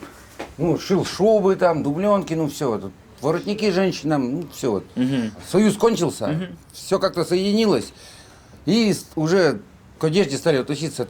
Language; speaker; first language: Russian; native; Russian